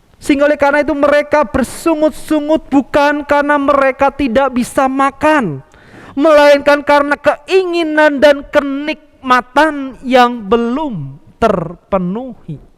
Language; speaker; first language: Indonesian; native; Indonesian